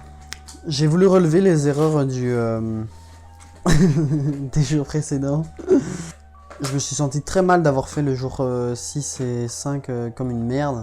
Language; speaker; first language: French; native; French